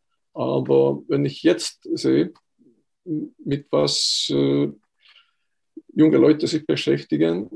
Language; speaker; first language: German; non-native, fluent; Estonian